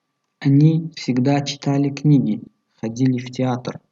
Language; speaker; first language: Russian; non-native, local second language; Tajik